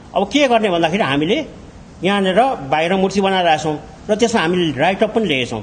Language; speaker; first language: Nepali; native; Nepali